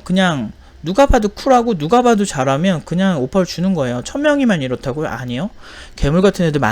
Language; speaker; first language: Korean; native; Korean